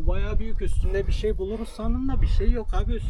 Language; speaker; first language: Turkish; native; Turkish